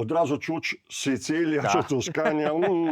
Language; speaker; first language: Polish; non-native, learner; Italian